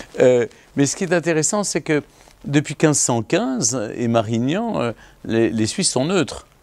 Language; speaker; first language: French; native; French